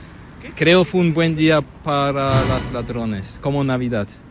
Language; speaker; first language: Spanish; non-native, learner; German